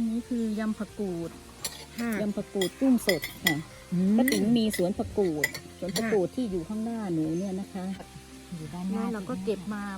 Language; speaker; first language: Thai; native; Thai